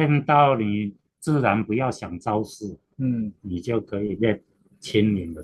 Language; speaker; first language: Chinese; native; Chinese